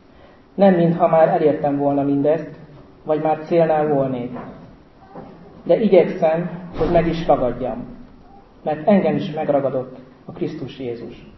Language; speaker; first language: Hungarian; native; Hungarian